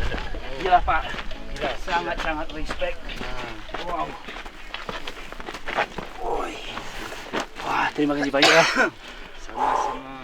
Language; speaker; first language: Indonesian; non-native, learner; English